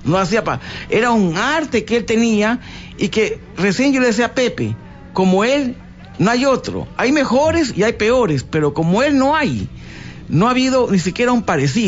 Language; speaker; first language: Spanish; native; Spanish